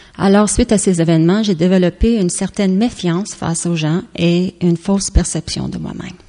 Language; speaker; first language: French; early bilingual, other home language; Estonian